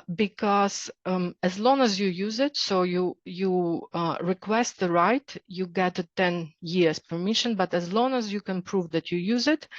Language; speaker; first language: English; non-native, fluent; Ukrainian